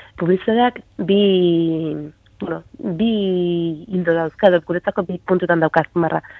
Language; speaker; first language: Basque; native; Basque